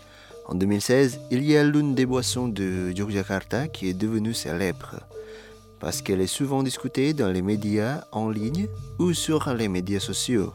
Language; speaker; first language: French; non-native, fluent; Indonesian